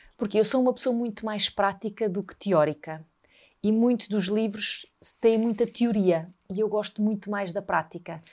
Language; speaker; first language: Portuguese; native; Portuguese